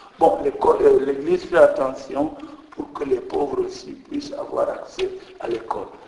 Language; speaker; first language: French; non-native, local second language; Jola-Fonyi